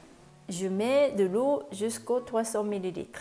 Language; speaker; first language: French; non-native, fluent; Japanese